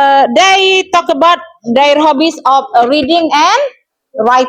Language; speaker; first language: English; non-native, learner; Indonesian